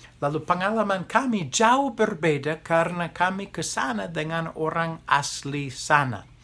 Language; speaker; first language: Indonesian; non-native, fluent; English